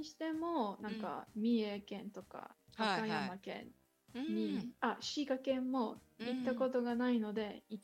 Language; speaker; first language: Japanese; non-native, fluent; English